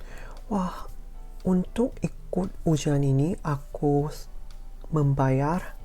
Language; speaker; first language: Indonesian; non-native, fluent; Korean